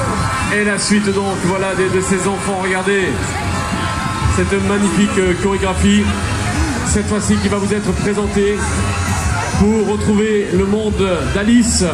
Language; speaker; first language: French; native; French